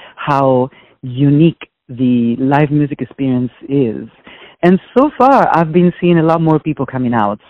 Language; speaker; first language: English; non-native, fluent; Italian